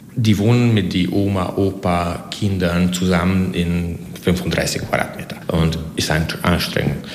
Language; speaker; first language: German; non-native, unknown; Hungarian